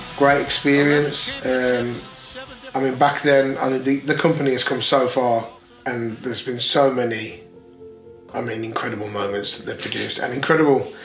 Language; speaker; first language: English; native; English